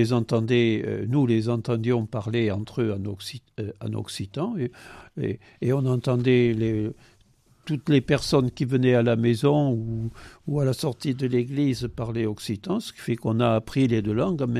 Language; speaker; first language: French; non-native, local second language; Occitan